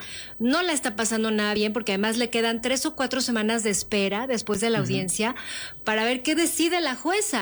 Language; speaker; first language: Spanish; native; Spanish